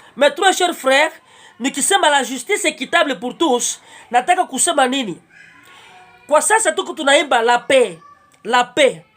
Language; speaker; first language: French; non-native, local second language; Swahili